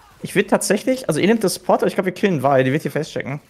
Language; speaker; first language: German; native; German